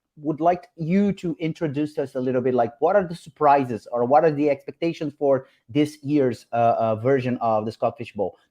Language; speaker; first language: English; non-native, fluent; Portuguese